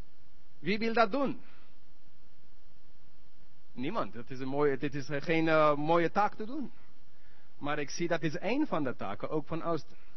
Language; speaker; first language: Dutch; non-native, learner; English